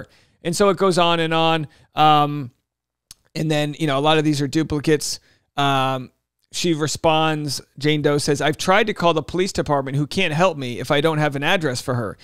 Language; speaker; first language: English; native; English